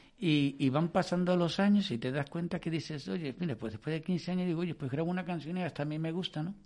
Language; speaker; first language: Spanish; native; Spanish